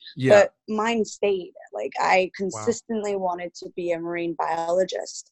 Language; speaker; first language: English; early bilingual, other home language; Spanish